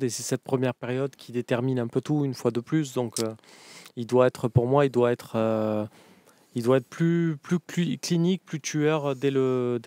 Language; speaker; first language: French; native; French